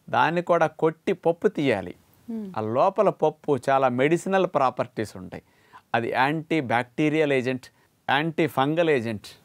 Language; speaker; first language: Telugu; native; Telugu